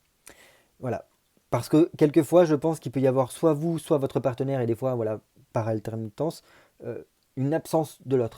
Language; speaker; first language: French; native; French